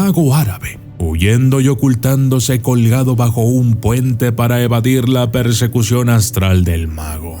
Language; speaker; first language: Spanish; native; Spanish